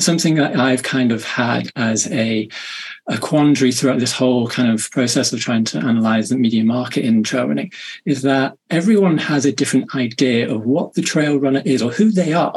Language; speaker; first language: English; native; English